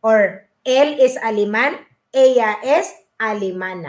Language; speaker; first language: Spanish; non-native, learner; Filipino